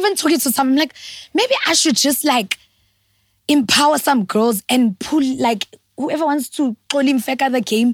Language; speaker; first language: English; non-native, local second language; Zulu